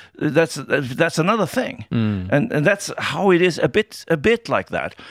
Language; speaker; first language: English; non-native, fluent; German